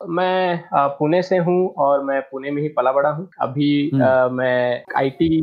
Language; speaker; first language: Hindi; non-native, local second language; Marathi